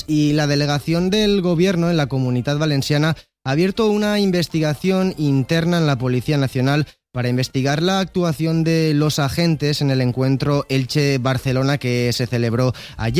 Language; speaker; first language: Spanish; native; Spanish